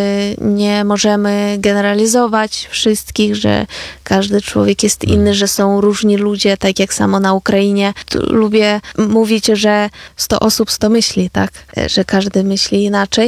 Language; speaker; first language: Polish; non-native, fluent; Ukrainian